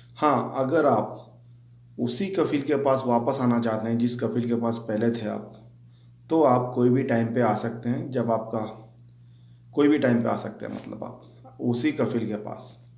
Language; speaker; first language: Hindi; native; Hindi